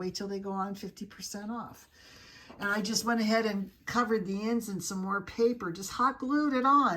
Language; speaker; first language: English; native; English